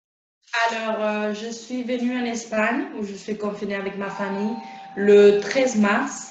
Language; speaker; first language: French; non-native, fluent; Spanish